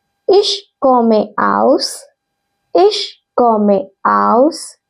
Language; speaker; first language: German; non-native, fluent; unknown